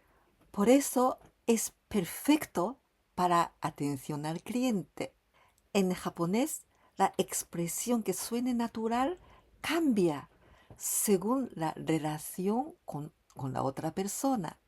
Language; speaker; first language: Spanish; non-native, fluent; Japanese